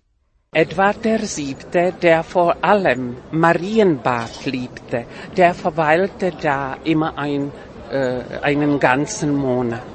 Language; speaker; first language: German; non-native, fluent; Czech